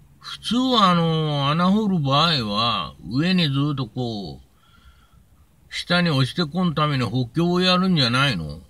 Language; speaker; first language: Japanese; native; Japanese